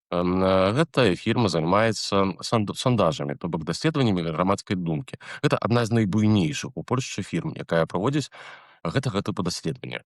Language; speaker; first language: Belarusian; native; Belarusian